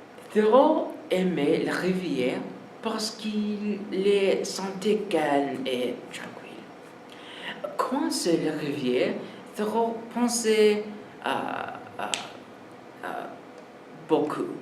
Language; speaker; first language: French; non-native, learner; English